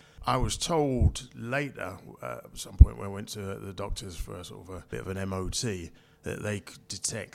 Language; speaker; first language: English; native; English